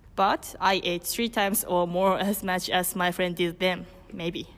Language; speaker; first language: English; non-native, learner; Japanese